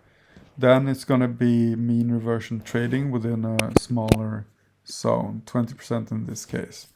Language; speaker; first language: English; non-native, fluent; Swedish